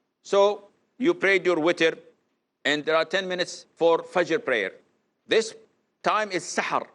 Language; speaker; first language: English; non-native, fluent; Arabic